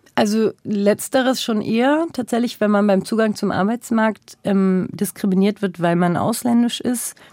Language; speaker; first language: German; early bilingual, other home language; Turkish